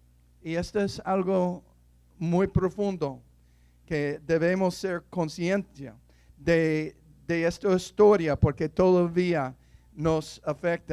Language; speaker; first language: Spanish; non-native, fluent; English